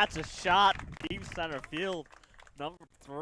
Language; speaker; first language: English; native; English